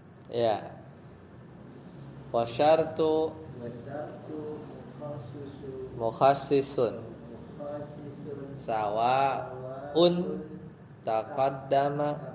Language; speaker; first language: Arabic; non-native, fluent; Indonesian